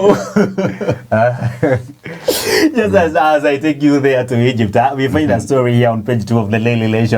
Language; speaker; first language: English; non-native, local second language; Swahili